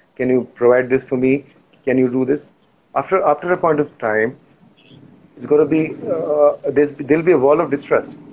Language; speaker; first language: English; non-native, local second language; Hindi